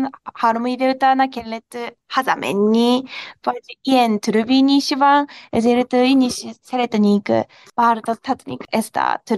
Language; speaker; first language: Hungarian; non-native, learner; Japanese